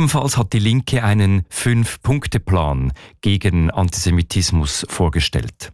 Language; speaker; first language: German; native; German